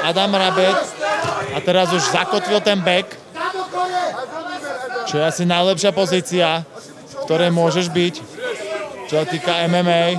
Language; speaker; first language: Slovak; native; Slovak